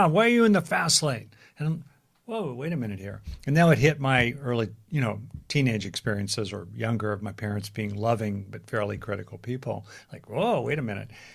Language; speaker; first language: English; native; English